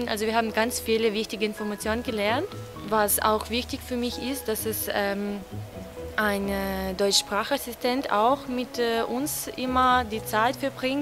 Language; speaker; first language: German; non-native, learner; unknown